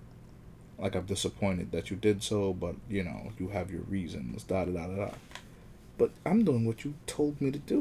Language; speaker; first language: English; native; English